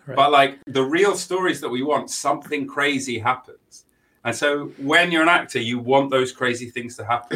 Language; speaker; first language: English; native; English